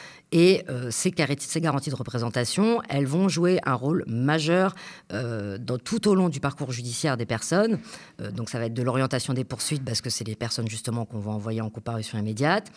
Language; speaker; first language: French; native; French